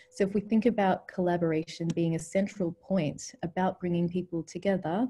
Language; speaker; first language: English; native; English